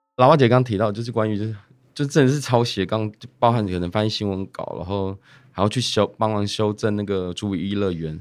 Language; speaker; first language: Chinese; native; Chinese